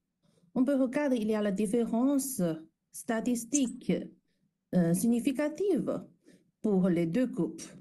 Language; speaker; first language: French; non-native, fluent; Chinese